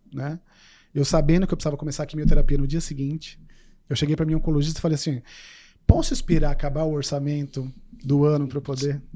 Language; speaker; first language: Portuguese; native; Portuguese